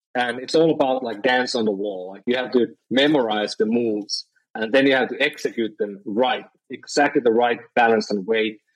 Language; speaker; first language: English; non-native, fluent; Finnish